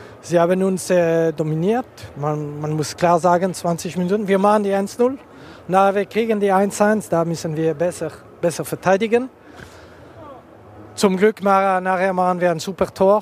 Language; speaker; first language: German; non-native, local second language; French